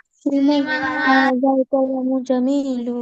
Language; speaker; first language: Arabic; non-native, learner; Bangla